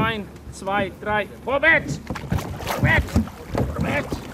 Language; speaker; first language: German; non-native, learner; Finnish